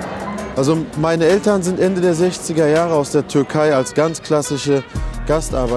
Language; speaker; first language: German; early bilingual, other home language; Turkish